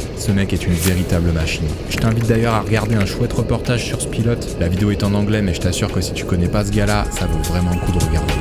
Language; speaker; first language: French; native; French